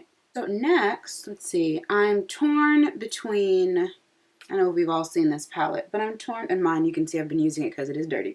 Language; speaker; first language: English; native; English